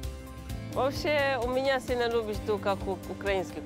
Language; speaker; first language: Russian; non-native, learner; Rundi